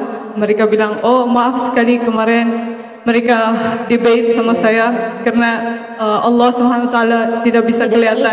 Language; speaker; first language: Indonesian; non-native, fluent; Maranao